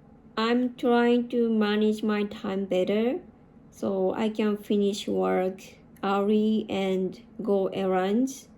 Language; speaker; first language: English; non-native, learner; Japanese